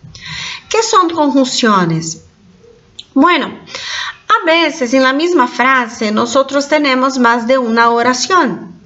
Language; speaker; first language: Spanish; non-native, fluent; Portuguese